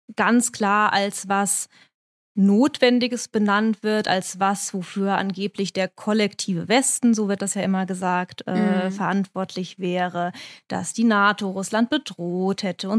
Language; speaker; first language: German; native; German